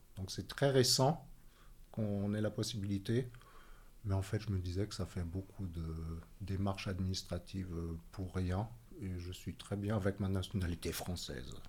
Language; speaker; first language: French; early bilingual, heritage; French